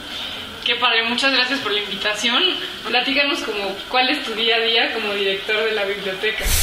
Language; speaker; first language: Spanish; native; Spanish